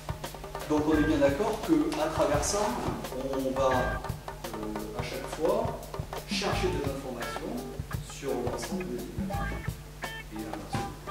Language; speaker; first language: French; native; French